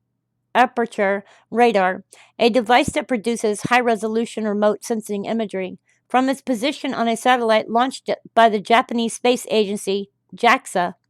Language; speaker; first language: English; native; English